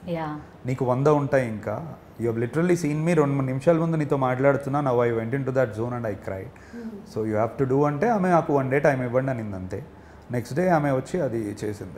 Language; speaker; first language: Telugu; native; Telugu